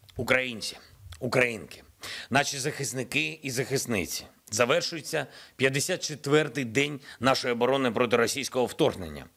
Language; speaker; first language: Ukrainian; non-native, local second language; Russian